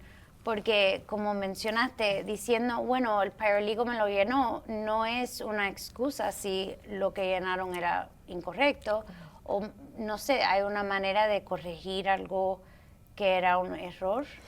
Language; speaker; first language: Spanish; early bilingual, heritage; Spanish